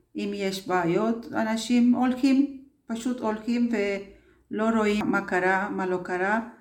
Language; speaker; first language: Hebrew; non-native, learner; Turkish